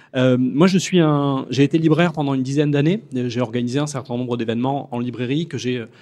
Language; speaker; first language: French; native; French